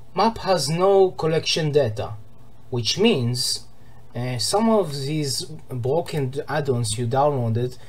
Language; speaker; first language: English; non-native, learner; Hebrew